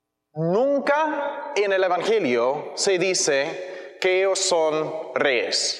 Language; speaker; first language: Spanish; non-native, learner; English